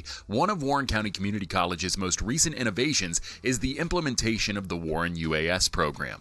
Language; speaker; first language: English; native; English